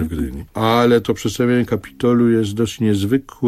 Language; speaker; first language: Polish; native; Polish